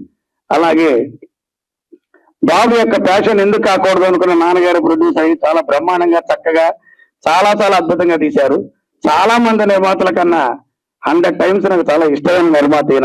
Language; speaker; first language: Telugu; native; Telugu